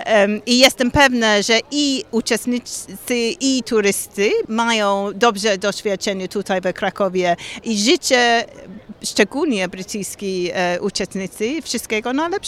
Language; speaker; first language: Polish; non-native, learner; English